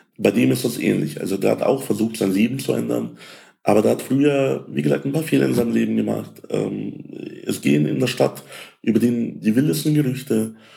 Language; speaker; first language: German; early bilingual, other home language; Russian